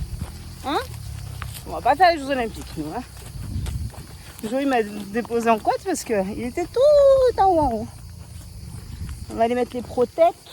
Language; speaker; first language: French; native; French